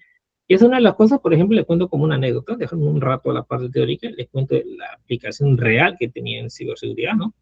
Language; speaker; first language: Spanish; native; Spanish